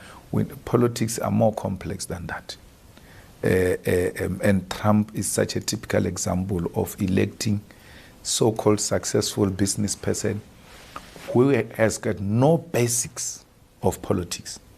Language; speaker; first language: English; non-native, local second language; Northern Sotho